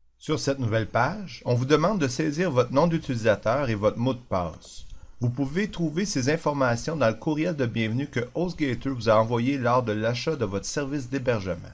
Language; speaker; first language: French; native; French